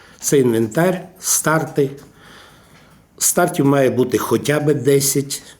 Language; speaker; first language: Ukrainian; native; Ukrainian